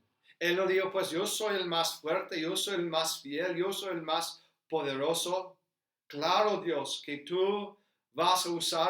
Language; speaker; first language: Spanish; non-native, fluent; English